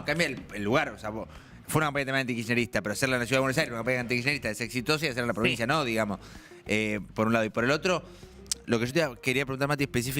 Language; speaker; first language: Spanish; native; Spanish